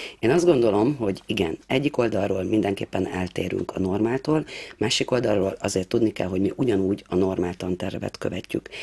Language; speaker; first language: Hungarian; native; Hungarian